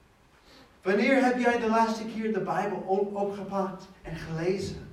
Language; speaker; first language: Dutch; non-native, fluent; English